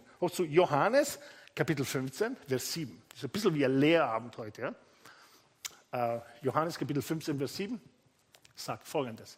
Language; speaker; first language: German; non-native, fluent; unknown